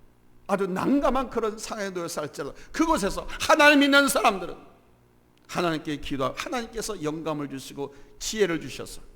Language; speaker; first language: Korean; native; Korean